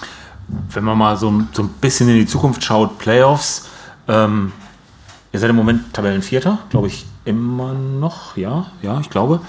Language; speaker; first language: German; native; German